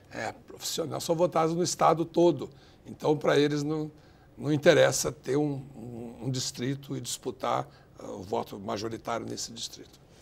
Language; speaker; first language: Portuguese; native; Portuguese